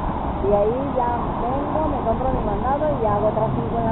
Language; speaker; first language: Spanish; native; Spanish